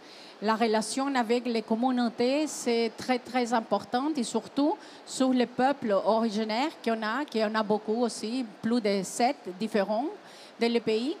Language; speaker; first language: French; non-native, fluent; Spanish